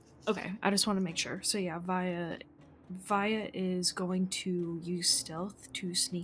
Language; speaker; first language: English; native; English